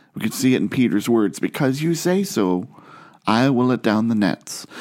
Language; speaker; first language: English; native; English